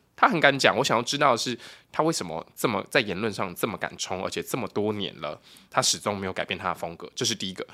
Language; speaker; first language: Chinese; native; Chinese